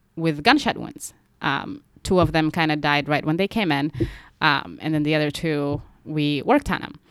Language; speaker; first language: English; non-native, local second language; Somali